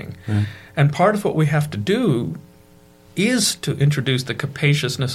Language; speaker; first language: English; non-native, local second language; Malayalam